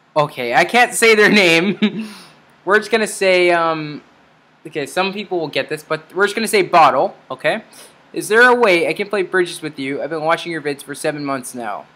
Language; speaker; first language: English; native; English